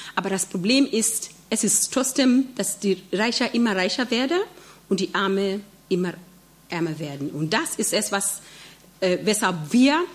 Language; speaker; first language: German; non-native, fluent; Swahili